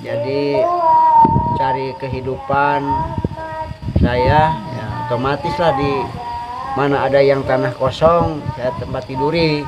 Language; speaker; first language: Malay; non-native, local second language; Sundanese